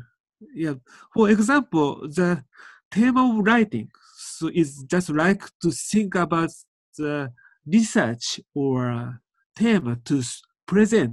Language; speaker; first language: English; non-native, learner; Japanese